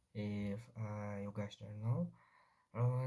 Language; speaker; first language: English; non-native, learner; Indonesian